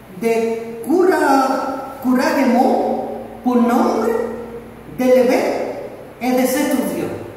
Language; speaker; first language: French; non-native, learner; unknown